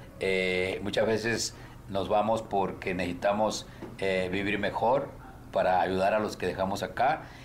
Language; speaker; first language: Spanish; native; Spanish